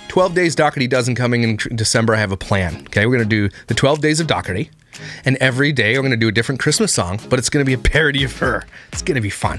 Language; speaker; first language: English; native; English